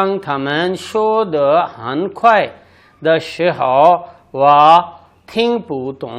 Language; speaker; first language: Chinese; non-native, learner; Urdu